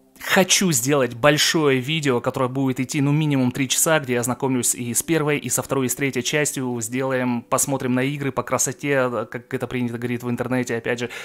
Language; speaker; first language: Russian; native; Russian